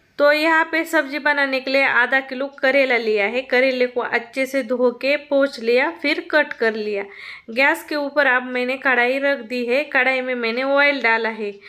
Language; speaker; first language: Hindi; non-native, local second language; Marathi